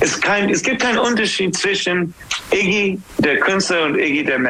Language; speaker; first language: German; non-native, fluent; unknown